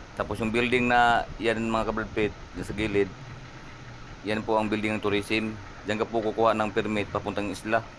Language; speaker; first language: Filipino; non-native, local second language; Cebuano